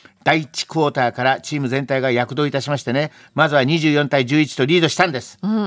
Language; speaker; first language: Japanese; native; Japanese